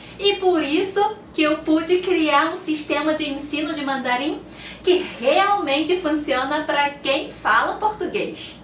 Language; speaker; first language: Portuguese; non-native, fluent; Chinese